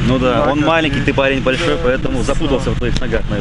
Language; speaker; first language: Russian; native; Russian